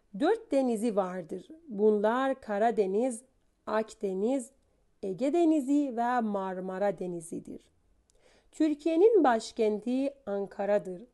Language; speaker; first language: Turkish; non-native, fluent; Persian